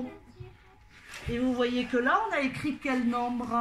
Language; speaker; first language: French; native; French